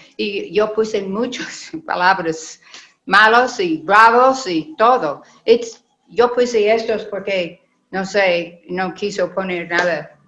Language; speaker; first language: Spanish; non-native, learner; English